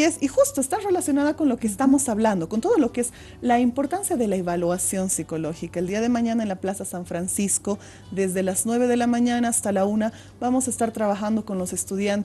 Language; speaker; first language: Spanish; native; Spanish